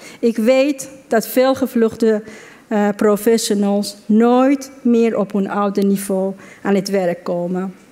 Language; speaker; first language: Dutch; non-native, fluent; Persian